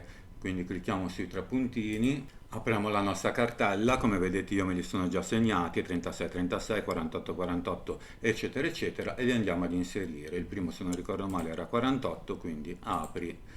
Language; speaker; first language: Italian; native; Italian